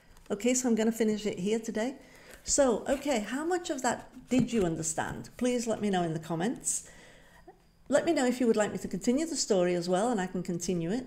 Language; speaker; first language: English; native; English